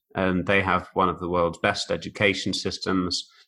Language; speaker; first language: English; native; English